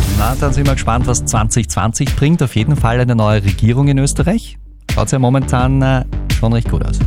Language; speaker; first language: German; native; German